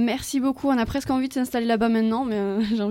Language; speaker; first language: French; native; French